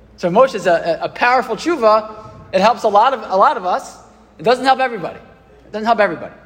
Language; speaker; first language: English; native; English